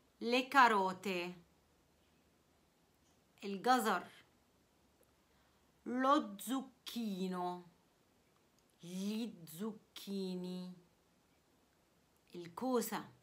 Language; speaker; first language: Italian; non-native, fluent; Arabic